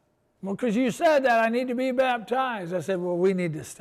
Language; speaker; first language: English; native; English